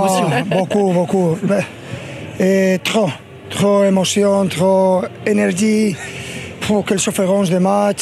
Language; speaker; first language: French; non-native, fluent; Spanish